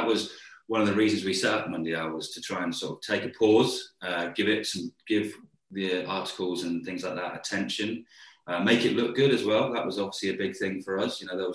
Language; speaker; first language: English; native; English